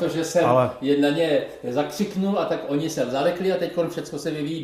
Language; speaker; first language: Czech; native; Czech